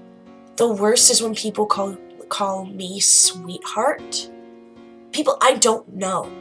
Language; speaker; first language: English; native; English